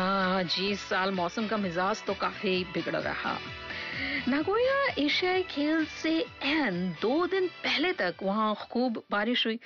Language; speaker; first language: Hindi; native; Hindi